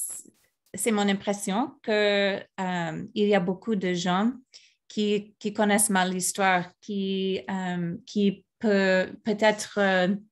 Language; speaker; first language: French; non-native, fluent; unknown